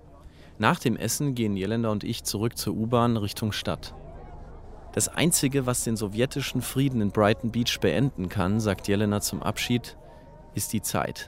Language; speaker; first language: German; native; German